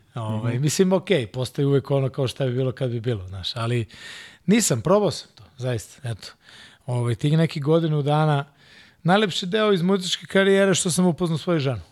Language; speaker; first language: Serbian; non-native, local second language; Hungarian